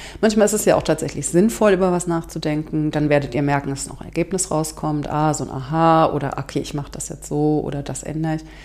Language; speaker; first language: German; native; German